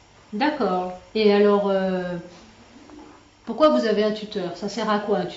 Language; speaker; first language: French; native; French